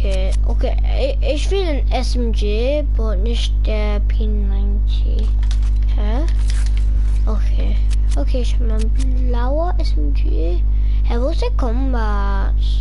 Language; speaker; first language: German; non-native, learner; English